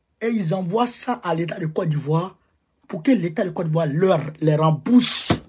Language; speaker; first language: French; non-native, local second language; Bambara